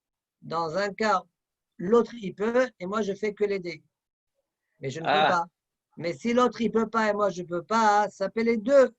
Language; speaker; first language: French; native; French